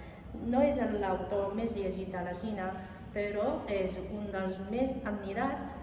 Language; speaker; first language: Catalan; non-native, fluent; Chinese